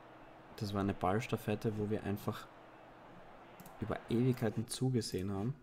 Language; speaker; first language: German; native; German